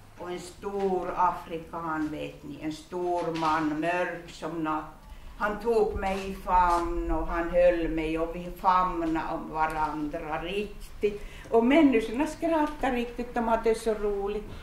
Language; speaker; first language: Swedish; early bilingual, heritage; Finnish